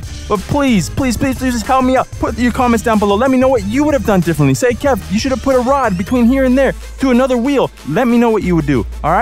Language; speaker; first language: English; native; English